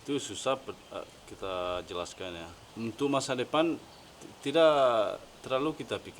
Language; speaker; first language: Indonesian; non-native, local second language; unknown